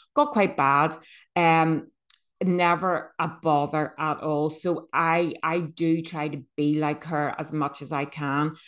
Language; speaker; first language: English; native; English